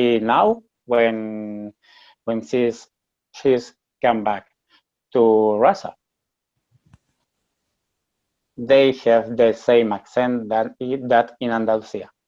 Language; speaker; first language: English; non-native, learner; Spanish